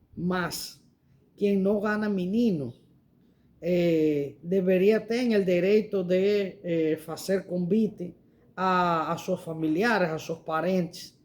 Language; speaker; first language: Portuguese; non-native, learner; Spanish